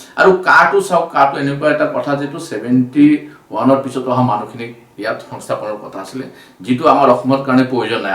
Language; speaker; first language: Assamese; non-native, local second language; Bangla